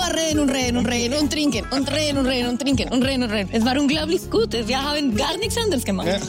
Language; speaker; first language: German; non-native, learner; Spanish